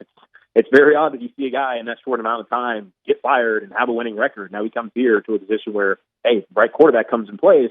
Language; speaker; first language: English; native; English